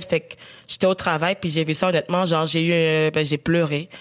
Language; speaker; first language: French; native; French